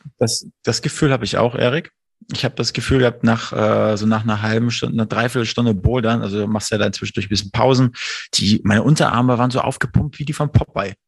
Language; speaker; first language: German; native; German